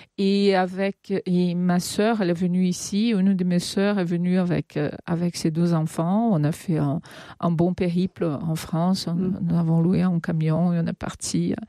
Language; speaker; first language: French; non-native, fluent; Portuguese